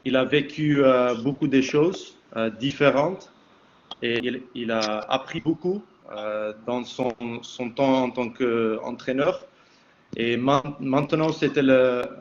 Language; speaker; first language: French; non-native, fluent; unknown